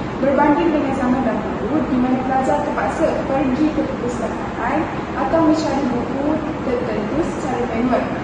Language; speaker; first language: Malay; native; Malay